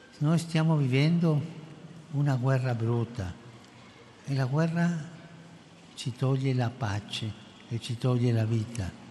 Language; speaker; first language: Italian; non-native, fluent; Spanish